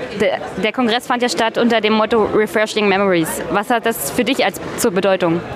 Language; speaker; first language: German; native; German